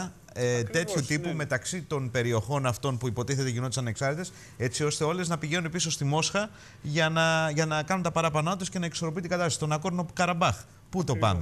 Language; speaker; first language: Greek; native; Greek